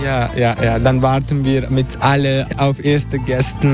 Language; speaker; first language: German; non-native, learner; Turkish